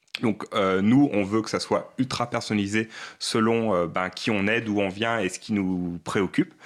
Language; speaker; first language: French; native; French